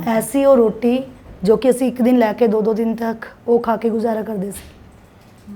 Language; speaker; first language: Punjabi; non-native, local second language; Hindi